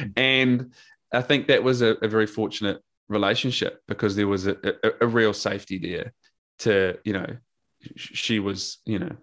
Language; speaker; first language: English; native; English